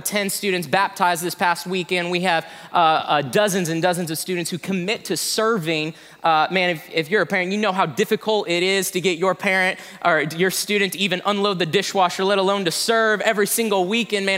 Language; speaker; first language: English; native; English